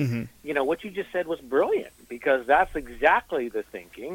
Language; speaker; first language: English; native; English